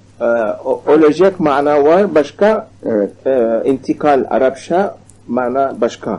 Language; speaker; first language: Turkish; non-native, learner; Arabic